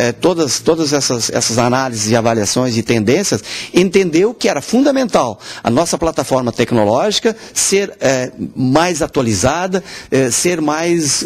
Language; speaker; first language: Portuguese; native; Portuguese